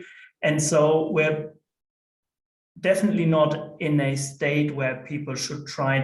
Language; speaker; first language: English; non-native, fluent; German